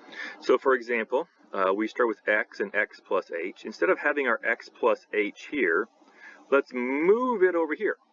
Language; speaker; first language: English; native; English